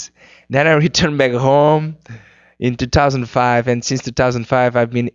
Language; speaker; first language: English; non-native, fluent; Kabuverdianu